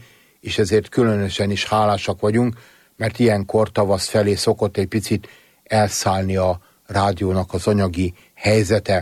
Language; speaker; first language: Hungarian; native; Hungarian